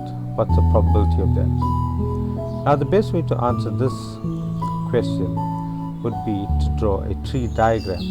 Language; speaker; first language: English; native; English